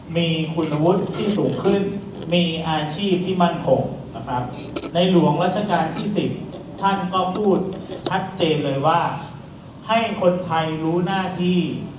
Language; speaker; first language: Thai; native; Thai